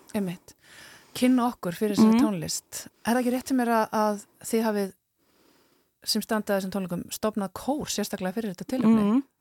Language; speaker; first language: Icelandic; native; Icelandic